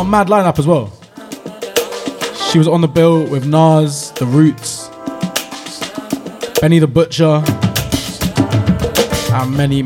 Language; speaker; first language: English; native; English